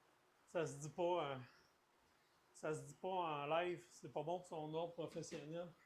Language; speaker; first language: French; native; French